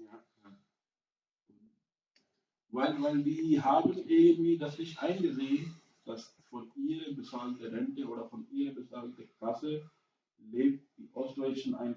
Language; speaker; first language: German; non-native, fluent; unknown